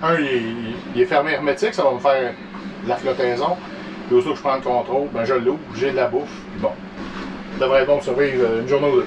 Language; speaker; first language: French; native; French